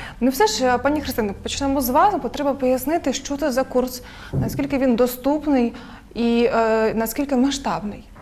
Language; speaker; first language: Ukrainian; non-native, local second language; Russian